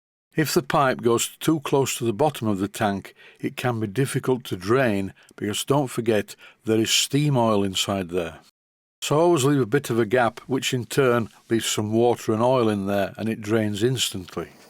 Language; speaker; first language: English; native; English